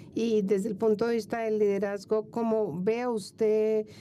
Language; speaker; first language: Spanish; non-native, fluent; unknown